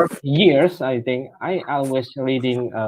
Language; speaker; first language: English; non-native, learner; Indonesian